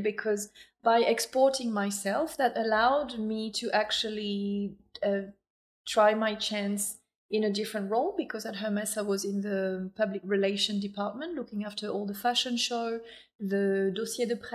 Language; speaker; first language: English; non-native, fluent; French